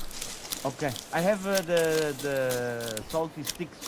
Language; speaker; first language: English; non-native, fluent; Italian